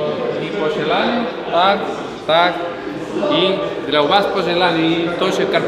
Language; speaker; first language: Russian; non-native, learner; Spanish